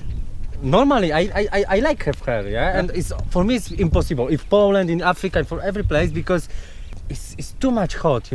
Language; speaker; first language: English; non-native, learner; Polish